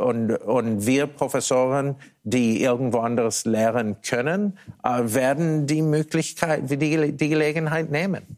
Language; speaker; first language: German; non-native, fluent; English